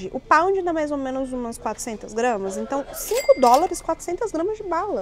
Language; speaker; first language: Portuguese; native; Portuguese